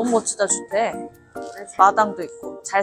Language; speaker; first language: Korean; native; Korean